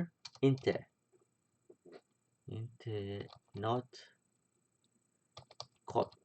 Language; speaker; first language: Swedish; non-native, learner; English